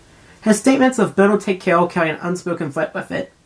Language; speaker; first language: English; native; English